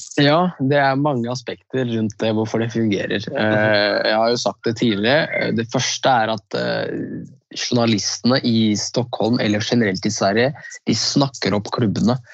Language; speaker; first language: Norwegian; early bilingual, other home language; Riffian